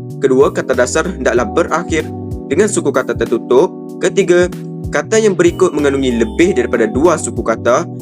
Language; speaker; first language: Malay; native; Malay